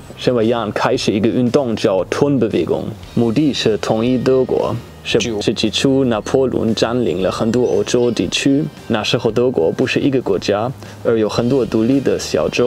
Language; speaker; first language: Chinese; non-native, fluent; German